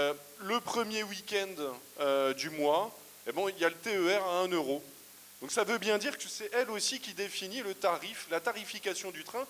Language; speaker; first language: French; native; French